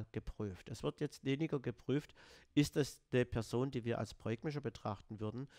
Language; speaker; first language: German; native; German